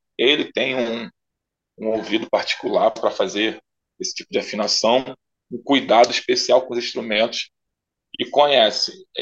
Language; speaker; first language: Portuguese; native; Portuguese